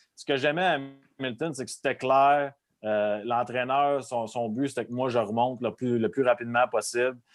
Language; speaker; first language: French; native; French